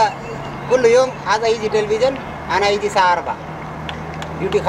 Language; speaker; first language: Arabic; non-native, learner; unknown